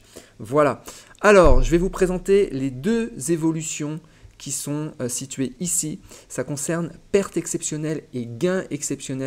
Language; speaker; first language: French; native; French